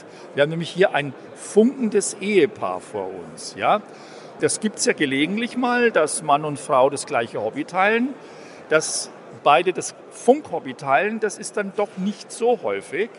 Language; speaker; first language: German; native; German